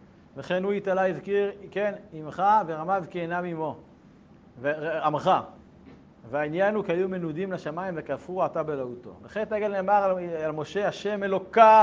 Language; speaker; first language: Hebrew; native; Hebrew